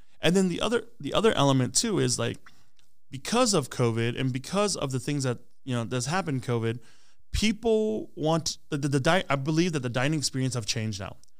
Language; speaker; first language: English; early bilingual, other home language; Hmong